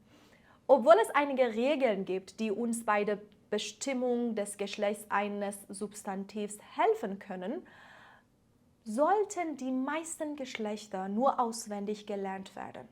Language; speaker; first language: German; non-native, fluent; Persian